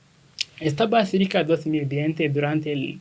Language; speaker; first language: Spanish; non-native, learner; Kinyarwanda